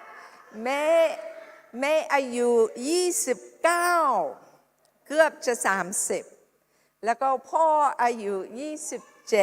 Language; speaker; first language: Thai; non-native, fluent; English